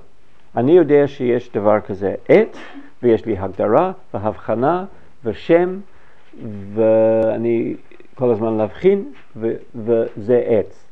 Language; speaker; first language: Hebrew; non-native, fluent; English